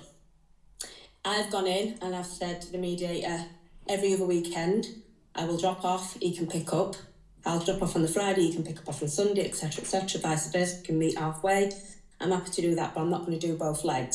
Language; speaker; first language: English; native; English